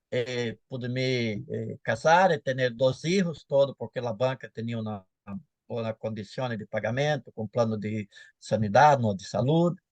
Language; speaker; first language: Spanish; non-native, fluent; Portuguese